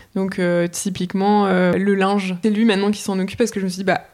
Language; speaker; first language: French; native; French